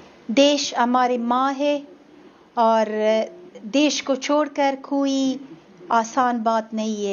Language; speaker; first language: Hindi; non-native, learner; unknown